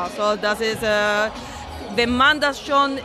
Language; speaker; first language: German; non-native, fluent; Spanish